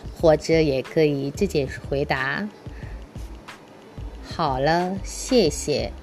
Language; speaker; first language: Chinese; early bilingual, heritage; Chinese